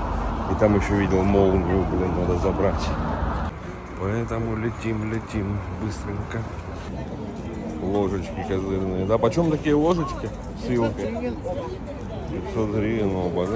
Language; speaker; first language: Russian; native; Russian